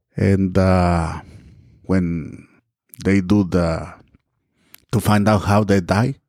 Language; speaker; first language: English; non-native, learner; Spanish